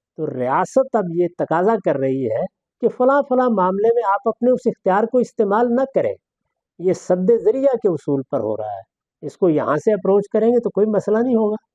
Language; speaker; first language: Urdu; non-native, local second language; Punjabi